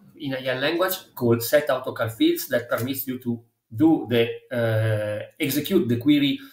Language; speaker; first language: English; non-native, fluent; Italian